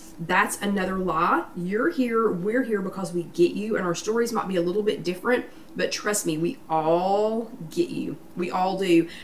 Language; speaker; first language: English; native; English